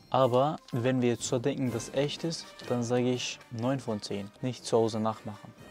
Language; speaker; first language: German; non-native, fluent; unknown